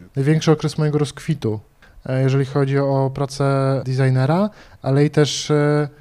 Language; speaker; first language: Polish; native; Polish